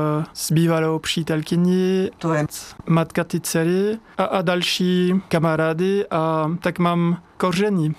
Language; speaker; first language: Czech; non-native, learner; French